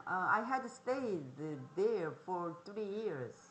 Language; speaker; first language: English; non-native, fluent; Korean